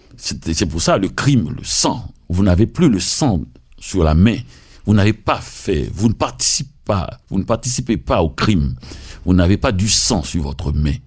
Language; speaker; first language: French; non-native, local second language; Haitian Creole